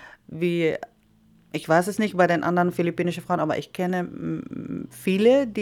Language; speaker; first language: German; non-native, fluent; Iloko